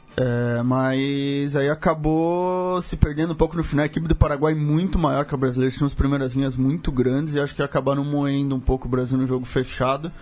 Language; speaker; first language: Portuguese; native; Portuguese